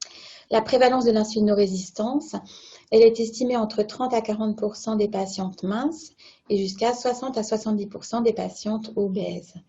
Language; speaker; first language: French; native; French